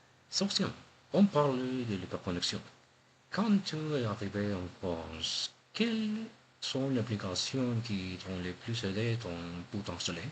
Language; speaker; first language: French; non-native, learner; Spanish